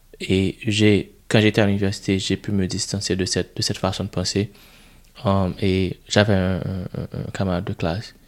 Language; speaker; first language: French; non-native, local second language; Haitian Creole